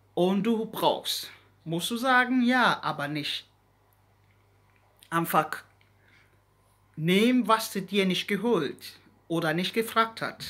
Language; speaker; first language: German; non-native, learner; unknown